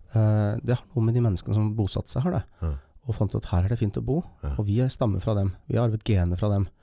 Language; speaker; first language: Norwegian; native; Norwegian